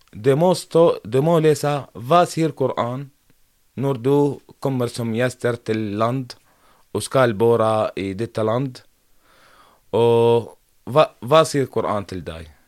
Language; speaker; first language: Norwegian; non-native, learner; Arabic